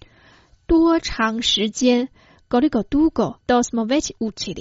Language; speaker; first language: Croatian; non-native, fluent; Chinese